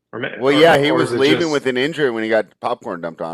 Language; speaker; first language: English; native; English